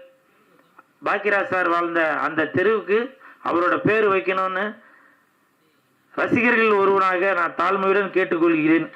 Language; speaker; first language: Tamil; native; Tamil